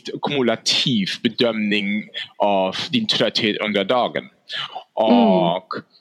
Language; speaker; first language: Swedish; non-native, fluent; German